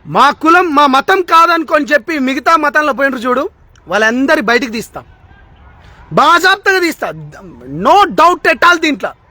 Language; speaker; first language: Telugu; non-native, local second language; Lambadi